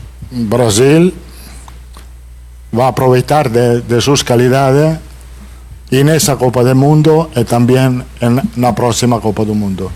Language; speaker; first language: Portuguese; non-native, fluent; Italian